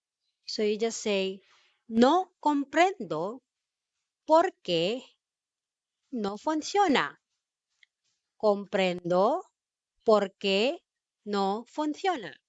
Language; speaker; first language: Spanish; non-native, fluent; Filipino